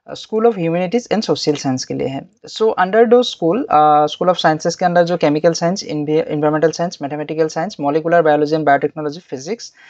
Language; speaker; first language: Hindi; non-native, local second language; Assamese